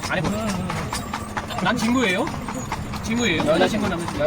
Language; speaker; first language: Korean; non-native, learner; Telugu